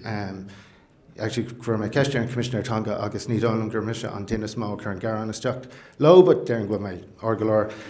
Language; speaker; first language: Irish; non-native, local second language; English